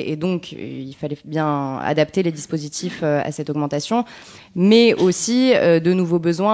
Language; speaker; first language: French; native; French